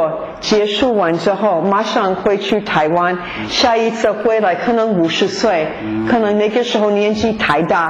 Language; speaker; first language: Chinese; non-native, fluent; English